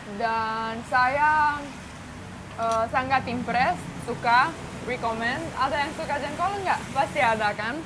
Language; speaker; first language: Indonesian; non-native, fluent; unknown